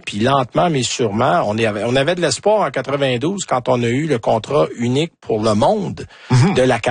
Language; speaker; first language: French; native; French